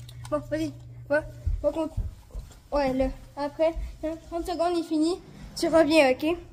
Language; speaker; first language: French; native; French